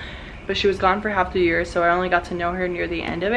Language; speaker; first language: English; native; English